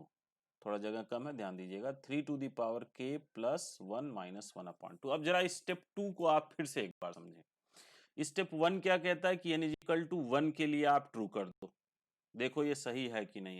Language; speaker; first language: Hindi; native; Hindi